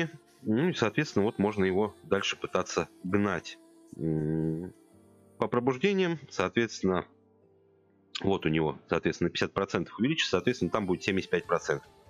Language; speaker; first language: Russian; native; Russian